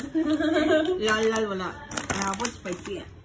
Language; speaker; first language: Hindi; non-native, local second language; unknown